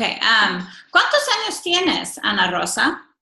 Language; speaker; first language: Spanish; non-native, fluent; English